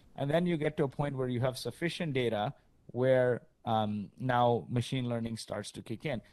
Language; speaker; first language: English; early bilingual, other home language; Arabic